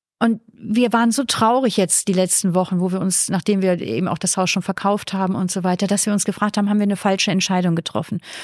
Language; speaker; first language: German; native; German